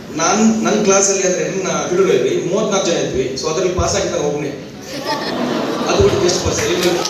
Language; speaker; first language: Kannada; non-native, local second language; Tulu